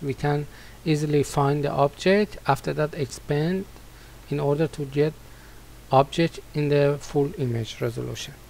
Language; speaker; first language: English; non-native, fluent; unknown